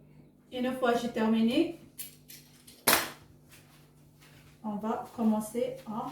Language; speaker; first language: French; non-native, local second language; Arabic